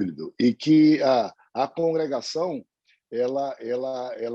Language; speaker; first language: Portuguese; native; Portuguese